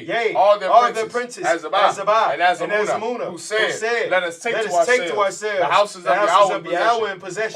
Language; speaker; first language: English; native; English